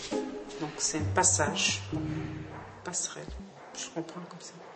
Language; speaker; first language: French; non-native, learner; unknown